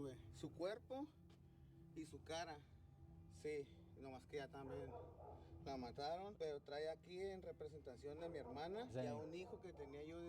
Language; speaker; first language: Spanish; native; Spanish